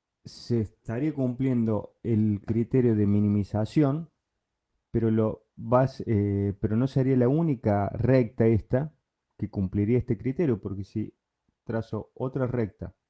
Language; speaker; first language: Spanish; native; Spanish